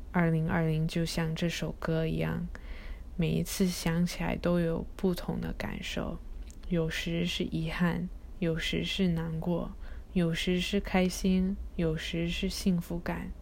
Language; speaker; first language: Chinese; early bilingual, heritage; Chinese